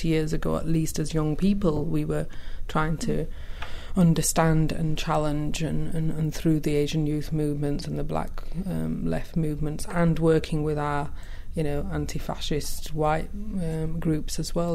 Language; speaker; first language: English; early bilingual, other home language; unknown